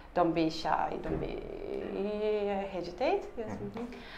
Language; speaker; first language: English; non-native, learner; Japanese